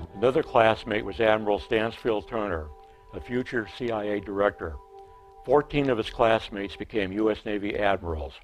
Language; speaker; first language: English; native; English